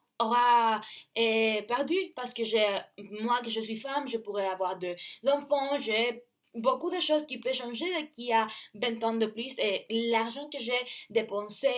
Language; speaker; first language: French; non-native, learner; Spanish